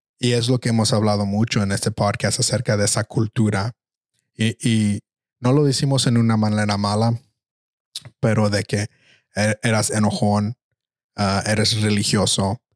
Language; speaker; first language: Spanish; early bilingual, heritage; Spanish